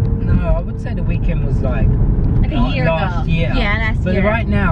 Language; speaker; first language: English; native; English